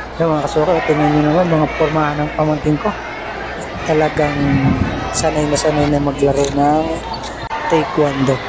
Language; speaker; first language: Filipino; native; Filipino